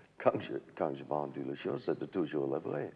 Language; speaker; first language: French; non-native, learner; English